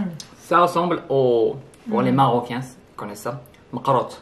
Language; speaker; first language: French; non-native, local second language; Arabic